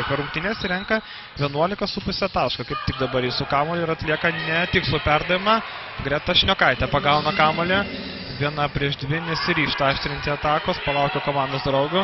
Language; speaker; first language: Lithuanian; native; Lithuanian